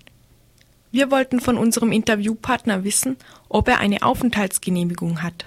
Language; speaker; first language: German; native; German